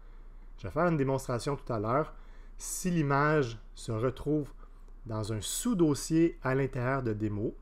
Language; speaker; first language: French; native; French